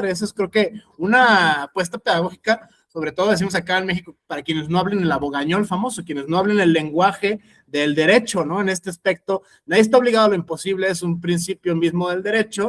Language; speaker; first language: Spanish; native; Spanish